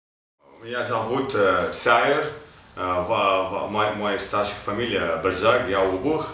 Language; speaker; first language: Russian; non-native, learner; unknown